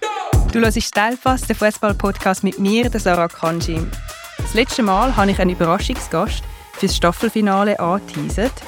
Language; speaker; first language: German; native; German